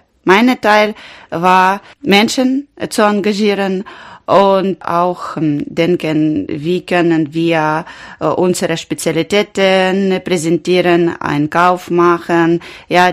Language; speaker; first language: German; non-native, learner; Ukrainian